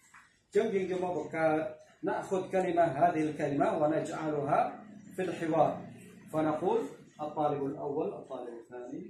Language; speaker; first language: Arabic; non-native, fluent; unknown